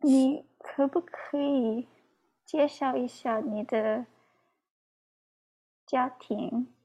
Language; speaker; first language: Chinese; non-native, learner; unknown